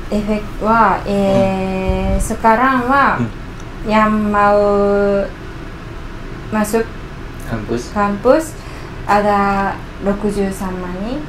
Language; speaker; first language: Indonesian; non-native, learner; Japanese